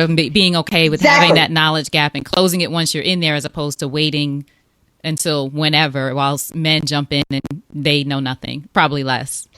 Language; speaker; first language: English; native; English